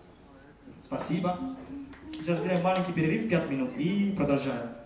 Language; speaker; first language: Russian; non-native, fluent; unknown